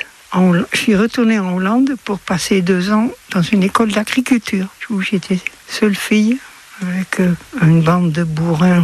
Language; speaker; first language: French; non-native, fluent; Dutch